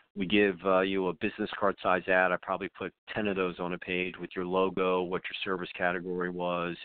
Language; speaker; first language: English; native; English